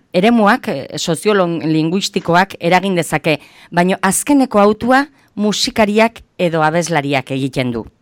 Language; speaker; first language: Basque; native; Basque